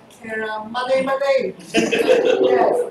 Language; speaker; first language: English; non-native, learner; Vietnamese